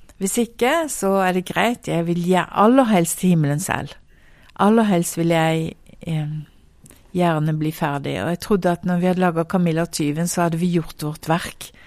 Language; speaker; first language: Norwegian; early bilingual, heritage; Norwegian